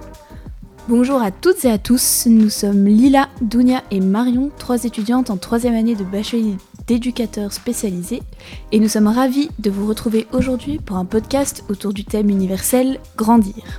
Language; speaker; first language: French; native; French